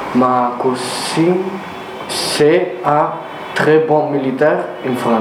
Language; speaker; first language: French; non-native, learner; Spanish